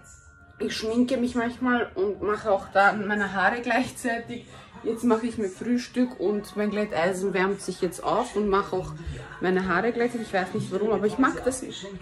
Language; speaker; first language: German; early bilingual, heritage; German